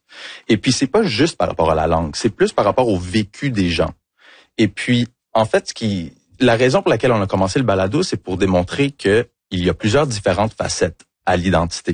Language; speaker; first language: French; early bilingual, other home language; English